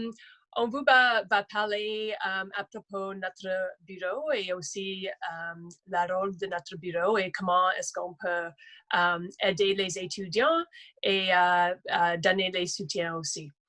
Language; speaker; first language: French; non-native, local second language; English